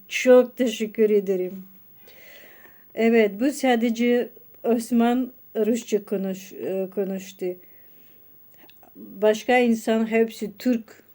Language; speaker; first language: Turkish; non-native, learner; Russian